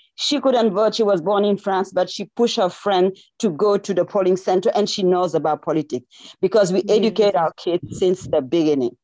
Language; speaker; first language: English; non-native, fluent; French